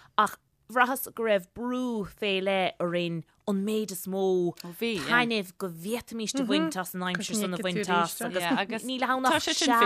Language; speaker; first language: Irish; native; Irish